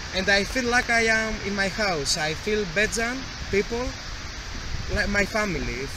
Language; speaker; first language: English; non-native, learner; Greek